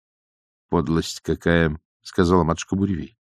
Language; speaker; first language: Russian; native; Russian